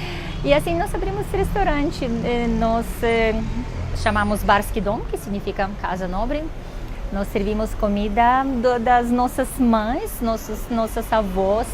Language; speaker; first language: Portuguese; non-native, fluent; Russian